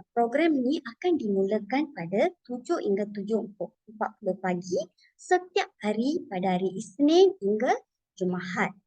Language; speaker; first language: Malay; non-native, local second language; Tamil